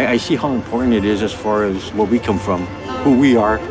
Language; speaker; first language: English; native; English